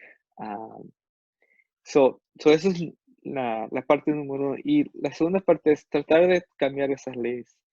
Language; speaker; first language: Spanish; non-native, fluent; English